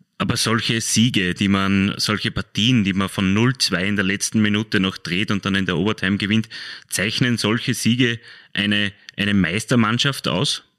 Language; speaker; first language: German; native; German